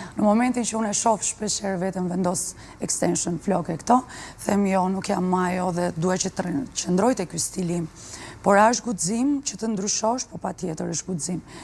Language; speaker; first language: Albanian; early bilingual, heritage; Albanian